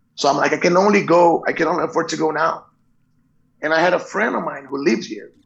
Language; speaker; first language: English; non-native, fluent; Portuguese